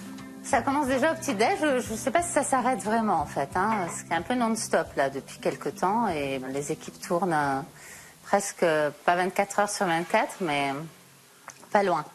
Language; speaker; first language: French; native; French